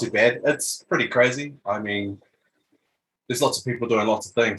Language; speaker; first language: English; native; English